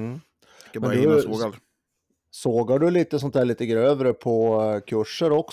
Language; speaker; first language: Swedish; native; Swedish